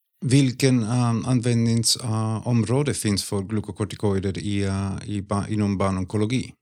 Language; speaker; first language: Swedish; non-native, fluent; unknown